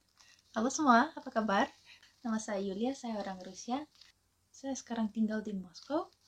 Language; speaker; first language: Indonesian; non-native, fluent; Russian